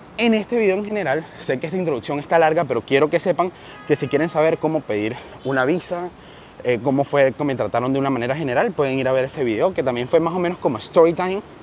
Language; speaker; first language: Spanish; native; Spanish